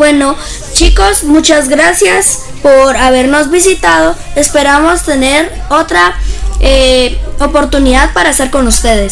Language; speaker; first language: Spanish; native; Spanish